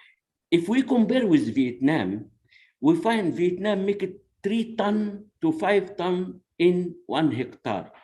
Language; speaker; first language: English; non-native, learner; Arabic